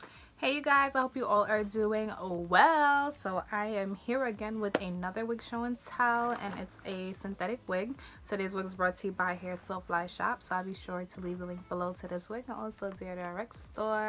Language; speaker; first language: English; native; English